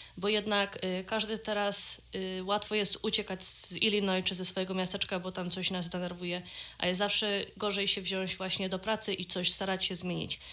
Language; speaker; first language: Polish; early bilingual, heritage; Polish